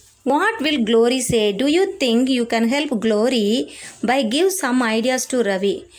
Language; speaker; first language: English; non-native, local second language; Tamil